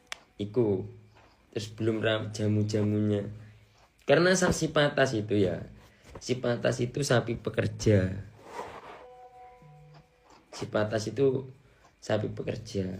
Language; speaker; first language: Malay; non-native, local second language; Javanese